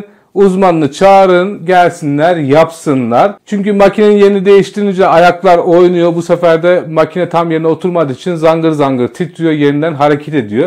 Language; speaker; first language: Turkish; native; Turkish